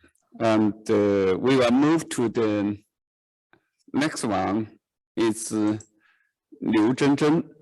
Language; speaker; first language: English; non-native, learner; Chinese